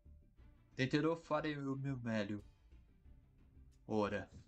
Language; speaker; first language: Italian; non-native, learner; Portuguese